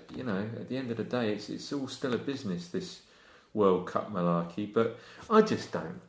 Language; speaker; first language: English; native; English